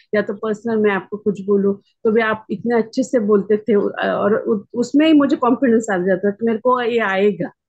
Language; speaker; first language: Hindi; non-native, local second language; Marathi